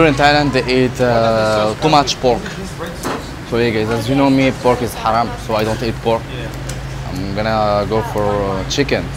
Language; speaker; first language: English; non-native, learner; Arabic